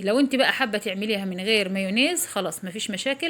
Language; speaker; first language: Arabic; native; Arabic